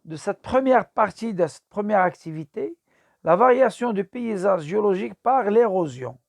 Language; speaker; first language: French; non-native, local second language; Arabic